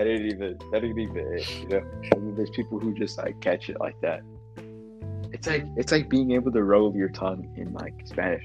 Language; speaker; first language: English; non-native, local second language; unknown